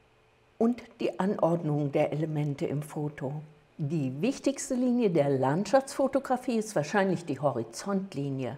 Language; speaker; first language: German; native; German